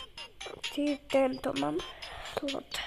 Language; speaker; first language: Polish; non-native, learner; Slovak